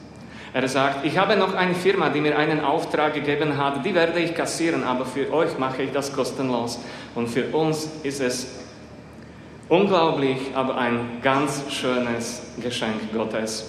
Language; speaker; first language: German; non-native, fluent; Slovak